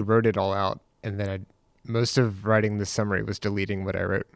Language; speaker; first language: English; native; English